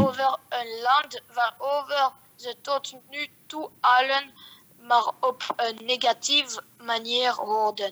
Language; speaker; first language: Dutch; early bilingual, heritage; Dutch